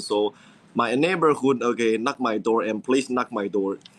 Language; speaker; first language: English; non-native, learner; Chinese